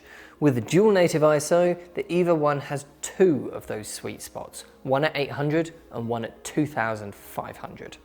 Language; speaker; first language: English; native; English